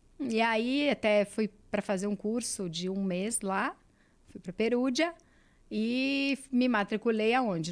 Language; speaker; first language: Portuguese; native; Portuguese